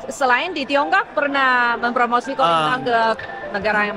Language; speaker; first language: Indonesian; non-native, fluent; Chinese